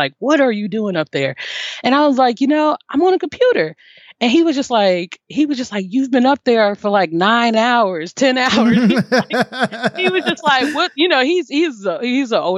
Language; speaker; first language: English; native; English